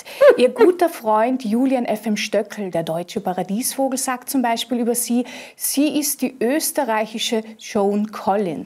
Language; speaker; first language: German; native; German